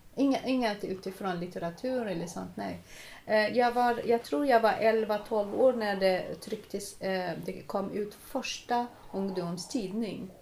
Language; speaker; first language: Swedish; non-native, fluent; Arabic